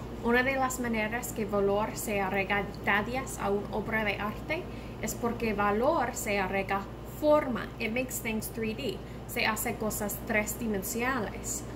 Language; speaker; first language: Spanish; non-native, learner; English